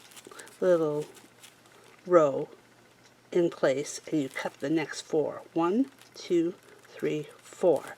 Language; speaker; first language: English; native; English